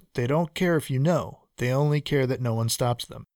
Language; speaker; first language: English; early bilingual, other home language; Spanish